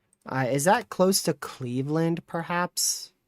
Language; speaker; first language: English; native; English